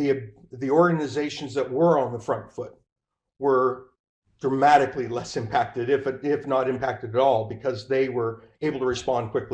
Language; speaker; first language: English; native; English